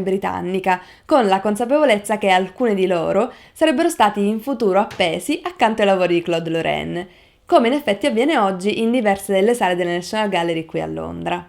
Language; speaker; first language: Italian; native; Italian